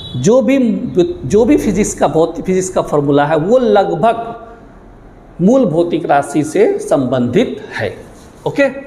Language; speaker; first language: Hindi; native; Hindi